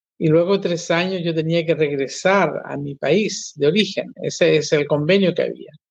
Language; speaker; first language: Spanish; native; Spanish